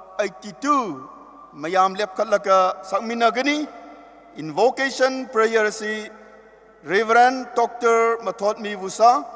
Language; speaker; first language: Manipuri; non-native, local second language; Tangkhul Naga (India)